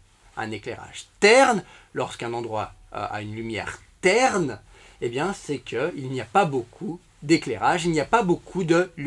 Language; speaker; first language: French; native; French